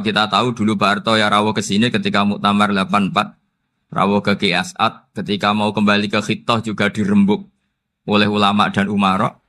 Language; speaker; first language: Indonesian; non-native, local second language; Javanese